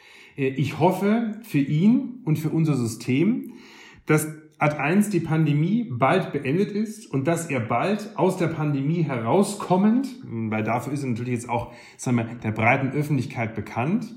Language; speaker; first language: German; native; German